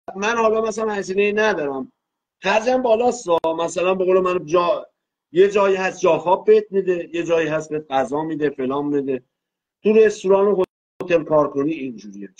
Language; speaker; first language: Persian; non-native, local second language; Azerbaijani